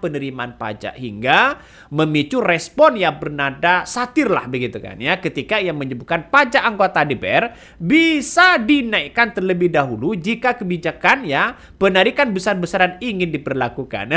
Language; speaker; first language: Indonesian; native; Indonesian